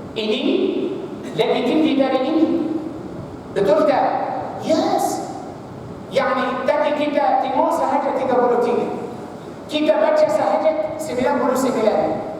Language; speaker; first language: Malay; non-native, fluent; Arabic